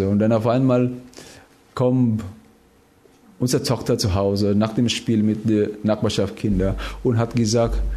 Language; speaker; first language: German; non-native, fluent; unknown